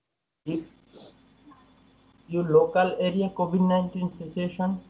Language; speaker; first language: English; non-native, learner; Bangla